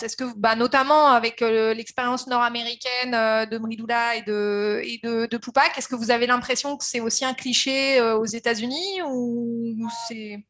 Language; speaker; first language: French; native; French